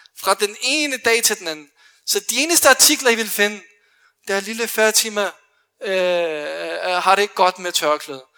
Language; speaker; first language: Danish; early bilingual, other home language; Arabic